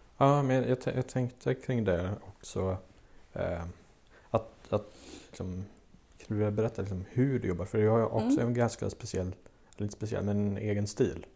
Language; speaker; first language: Swedish; native; Swedish